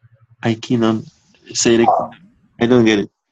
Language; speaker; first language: English; non-native, fluent; Polish